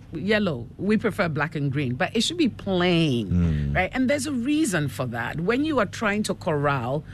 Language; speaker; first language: English; non-native, local second language; Akan